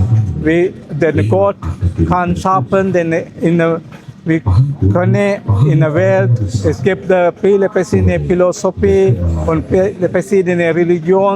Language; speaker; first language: German; non-native, learner; Sinhala